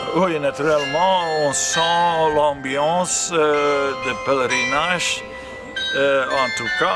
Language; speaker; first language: French; non-native, local second language; Dutch